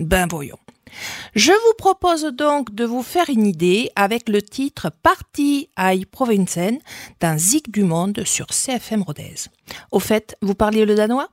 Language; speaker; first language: French; native; French